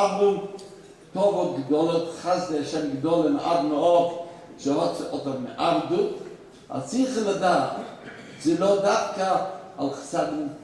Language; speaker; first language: Hebrew; non-native, fluent; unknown